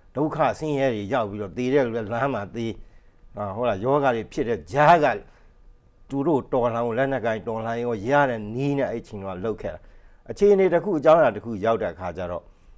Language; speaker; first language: Burmese; native; Burmese